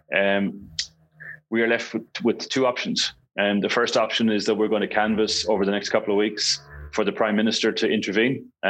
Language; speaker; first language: English; native; English